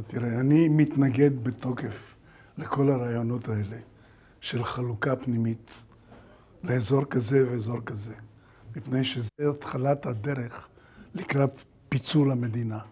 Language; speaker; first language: Hebrew; early bilingual, other home language; Bulgarian